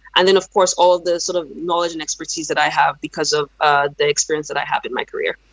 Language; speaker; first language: English; non-native, local second language; Yoruba